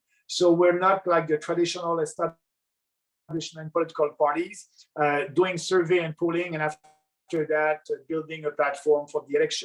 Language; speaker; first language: English; non-native, local second language; French